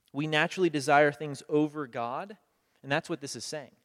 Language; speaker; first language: English; native; English